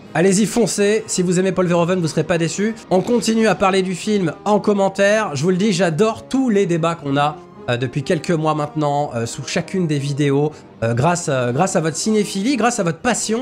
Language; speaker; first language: French; native; French